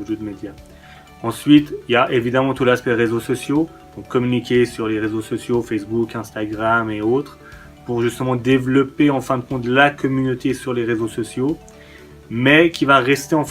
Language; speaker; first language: French; early bilingual, other home language; Persian